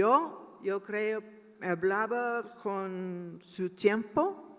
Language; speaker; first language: Spanish; non-native, learner; English